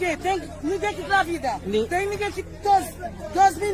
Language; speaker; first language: Portuguese; non-native, learner; Haitian Creole